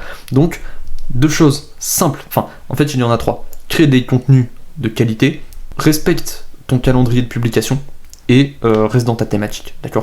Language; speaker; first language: French; native; French